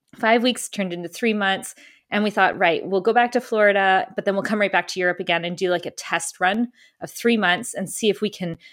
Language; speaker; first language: English; early bilingual, other home language; German